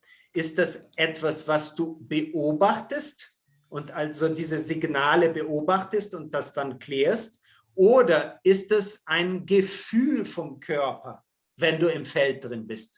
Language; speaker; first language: German; non-native, fluent; Portuguese